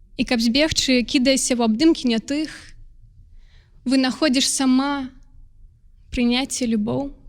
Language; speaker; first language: Belarusian; non-native, local second language; Russian